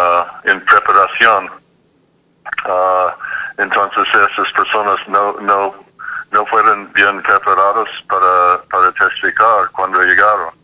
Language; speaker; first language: Spanish; non-native, fluent; English